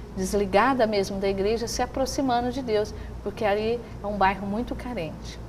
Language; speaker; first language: Portuguese; native; Portuguese